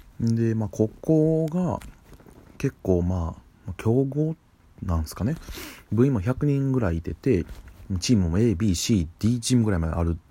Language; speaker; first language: Japanese; native; Japanese